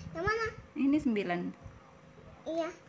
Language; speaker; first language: Indonesian; native; Indonesian